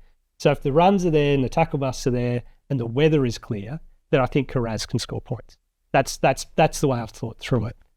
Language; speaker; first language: English; native; English